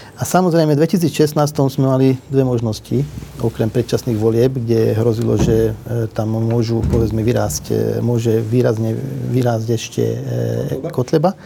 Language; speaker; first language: Slovak; non-native, local second language; Hungarian